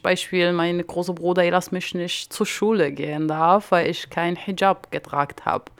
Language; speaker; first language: German; non-native, learner; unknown